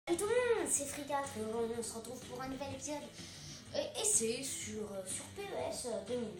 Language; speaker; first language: French; native; French